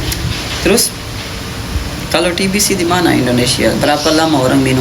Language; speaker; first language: Indonesian; non-native, learner; Urdu